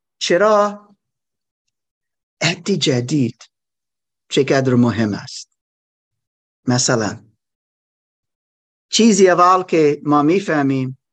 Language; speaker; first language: Persian; non-native, learner; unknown